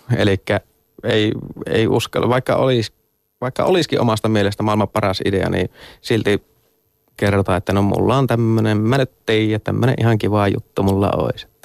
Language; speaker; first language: Finnish; native; Finnish